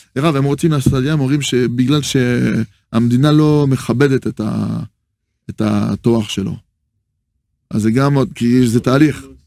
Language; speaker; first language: Hebrew; non-native, fluent; French